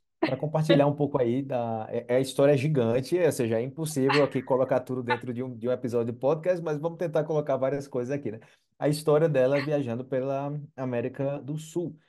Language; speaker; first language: Portuguese; native; Portuguese